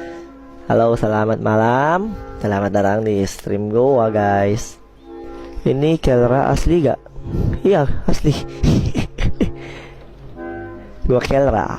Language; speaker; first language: Indonesian; non-native, learner; Filipino